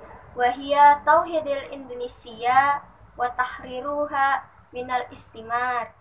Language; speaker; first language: Arabic; non-native, learner; Indonesian